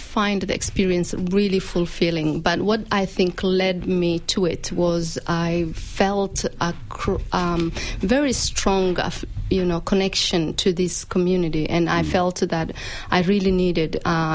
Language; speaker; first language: English; non-native, local second language; Somali